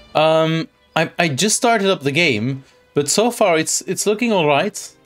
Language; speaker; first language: English; non-native, fluent; Swedish